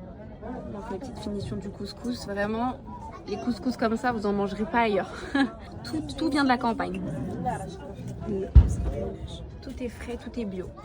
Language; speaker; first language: French; native; French